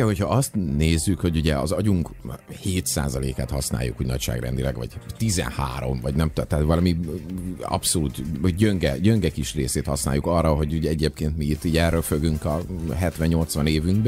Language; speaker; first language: Hungarian; native; Hungarian